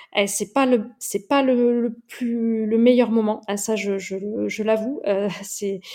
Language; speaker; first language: French; native; French